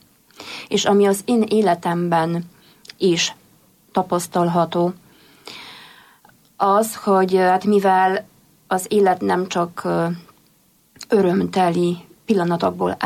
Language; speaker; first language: Hungarian; non-native, fluent; Polish